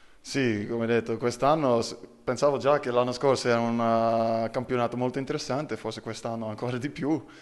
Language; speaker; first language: Italian; non-native, fluent; Dutch